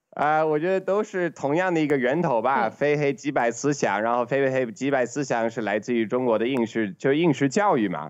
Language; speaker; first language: Chinese; non-native, fluent; English